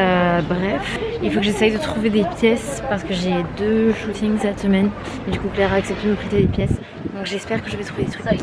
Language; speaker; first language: French; native; French